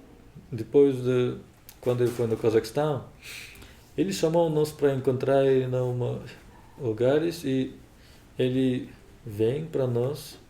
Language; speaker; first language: Portuguese; non-native, learner; Russian